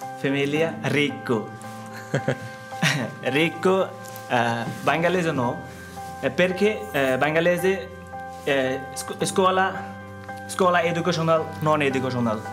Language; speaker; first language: Italian; non-native, learner; Bangla